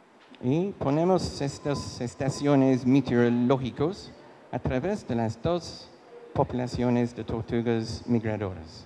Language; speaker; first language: Spanish; non-native, fluent; English